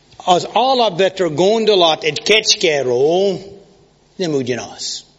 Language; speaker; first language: Hungarian; non-native, learner; English